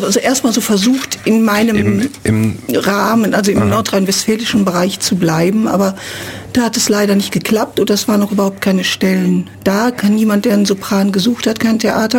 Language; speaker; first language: German; native; German